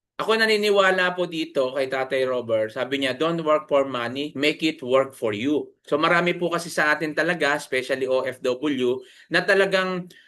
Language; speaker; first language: Filipino; native; Filipino